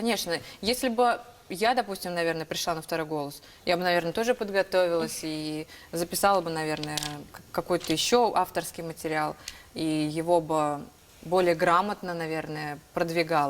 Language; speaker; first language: Russian; native; Russian